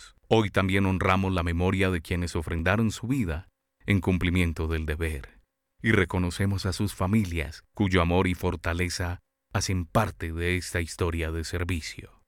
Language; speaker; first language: Spanish; native; Spanish